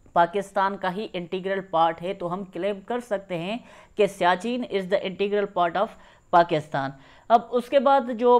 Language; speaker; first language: Urdu; non-native, local second language; Sindhi